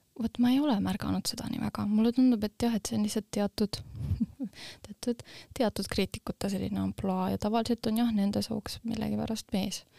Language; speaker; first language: Estonian; non-native, local second language; Russian